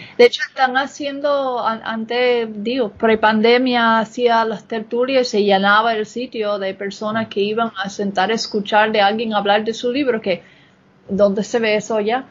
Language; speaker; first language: Spanish; non-native, fluent; English